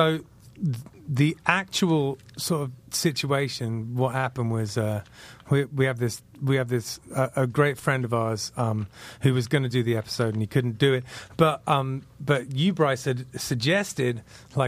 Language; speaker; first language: English; native; English